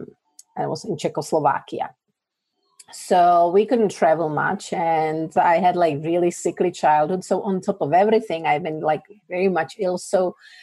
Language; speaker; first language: English; non-native, fluent; Czech